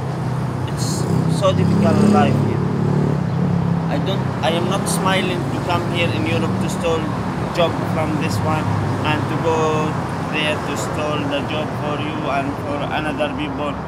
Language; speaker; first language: English; non-native, learner; Arabic